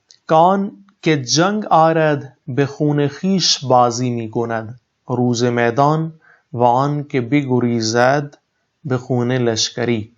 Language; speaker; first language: Persian; non-native, fluent; Urdu